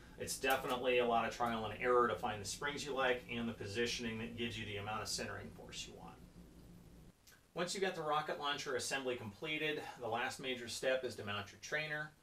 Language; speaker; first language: English; native; English